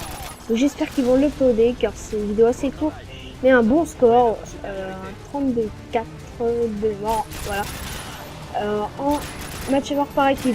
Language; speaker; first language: French; native; French